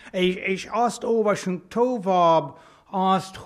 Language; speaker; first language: Hungarian; non-native, fluent; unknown